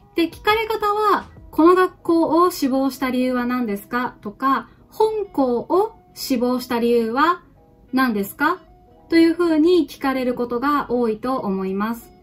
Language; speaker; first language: Japanese; native; Japanese